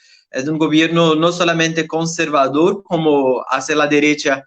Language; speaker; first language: Spanish; non-native, learner; Portuguese